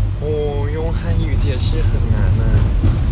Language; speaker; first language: Chinese; non-native, learner; Thai